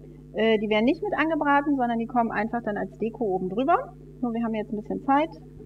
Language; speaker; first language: German; native; German